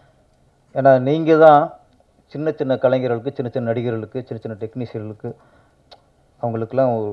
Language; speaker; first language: Tamil; native; Tamil